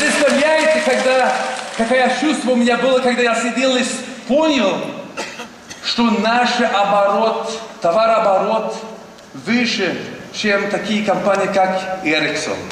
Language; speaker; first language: Russian; non-native, learner; Swedish